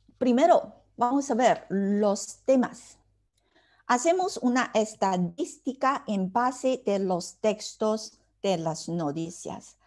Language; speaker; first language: Spanish; non-native, fluent; Chinese